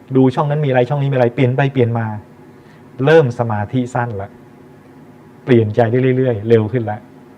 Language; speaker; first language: Thai; native; Thai